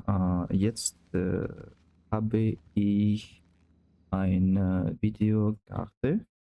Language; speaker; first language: German; non-native, learner; Russian